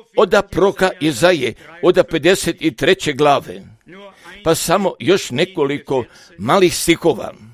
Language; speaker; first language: Croatian; non-native, fluent; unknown